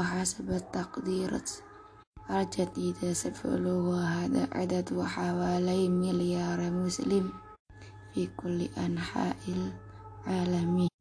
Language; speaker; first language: Arabic; non-native, learner; Indonesian